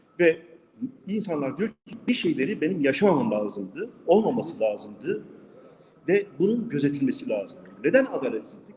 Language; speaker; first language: Turkish; non-native, local second language; Kurdish